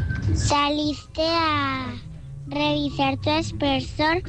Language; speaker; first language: Spanish; native; Spanish